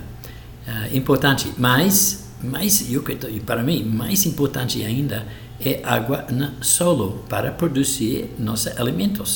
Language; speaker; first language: Portuguese; non-native, fluent; Spanish